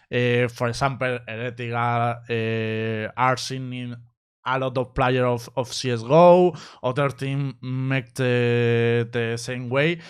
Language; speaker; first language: English; non-native, learner; Spanish